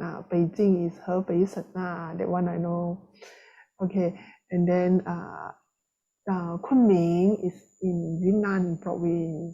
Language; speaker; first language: English; non-native, local second language; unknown